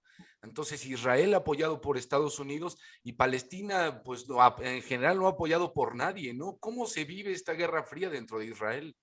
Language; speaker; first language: Spanish; native; Spanish